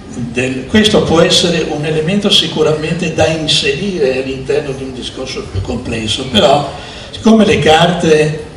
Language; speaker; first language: Italian; native; Italian